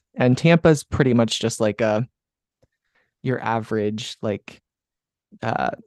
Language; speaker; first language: English; native; English